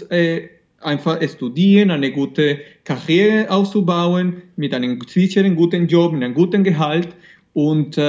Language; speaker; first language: German; non-native, fluent; Spanish